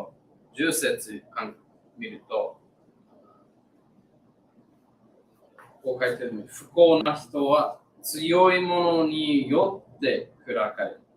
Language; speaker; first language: Japanese; non-native, learner; English